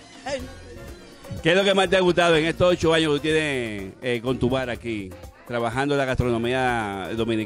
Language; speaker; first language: Spanish; native; Spanish